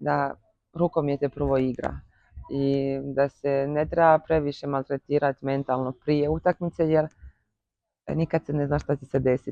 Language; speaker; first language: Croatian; early bilingual, heritage; Croatian